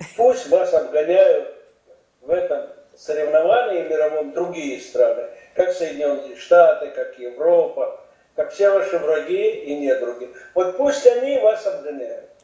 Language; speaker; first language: Russian; native; Russian